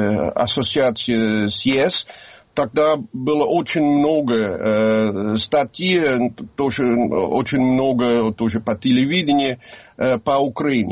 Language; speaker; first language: Russian; non-native, learner; Dutch